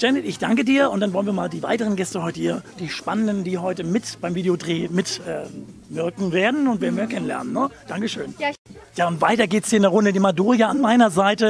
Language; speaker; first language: German; native; German